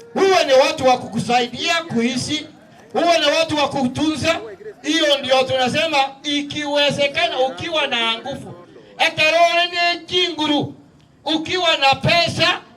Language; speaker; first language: Swahili; non-native, local second language; Gusii